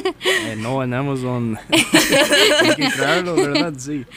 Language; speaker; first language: Spanish; non-native, learner; English